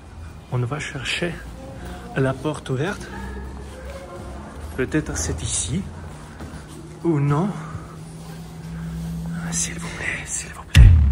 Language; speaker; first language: French; non-native, learner; Russian